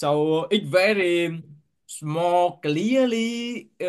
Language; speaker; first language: English; non-native, learner; Vietnamese